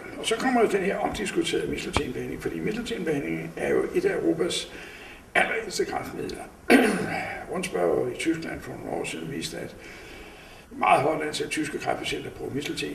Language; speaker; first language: Danish; native; Danish